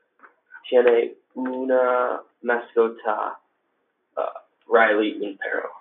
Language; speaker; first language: Spanish; non-native, learner; English